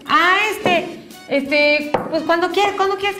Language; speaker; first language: Spanish; native; Spanish